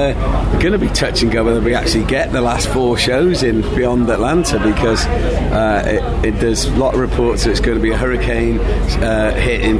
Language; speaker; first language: English; native; English